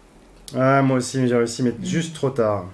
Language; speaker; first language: French; native; French